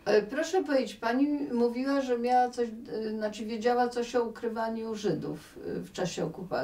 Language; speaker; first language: Polish; native; Polish